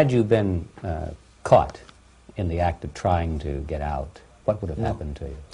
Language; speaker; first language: English; native; English